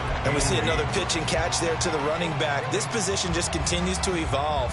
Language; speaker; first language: English; native; English